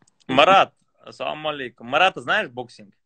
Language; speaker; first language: Russian; native; Russian